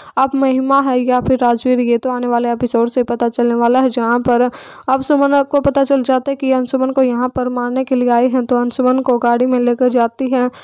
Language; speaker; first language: Hindi; native; Hindi